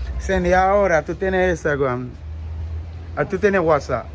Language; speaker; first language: Spanish; non-native, learner; English